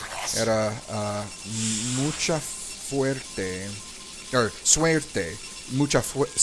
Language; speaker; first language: Spanish; non-native, learner; English